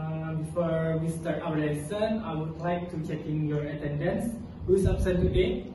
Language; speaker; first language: English; non-native, learner; Indonesian